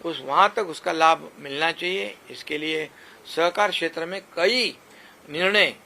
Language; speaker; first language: Hindi; non-native, local second language; Marathi